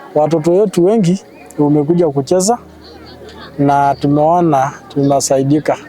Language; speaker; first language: Swahili; non-native, local second language; Masai